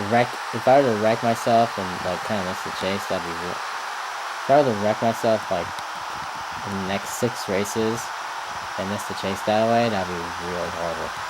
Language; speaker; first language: English; native; English